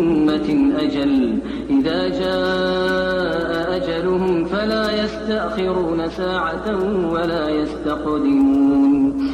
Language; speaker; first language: Arabic; native; Arabic